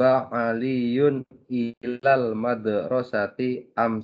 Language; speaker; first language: Arabic; non-native, learner; Indonesian